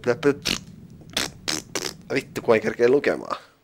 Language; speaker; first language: Finnish; native; Finnish